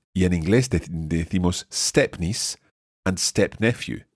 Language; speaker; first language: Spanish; non-native, fluent; English